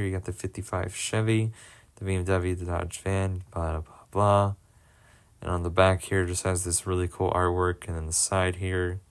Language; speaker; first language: English; native; English